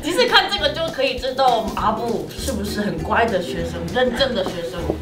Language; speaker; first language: Chinese; non-native, fluent; Korean